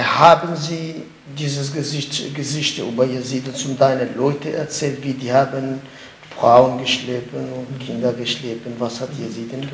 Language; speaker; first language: German; non-native, learner; Kurdish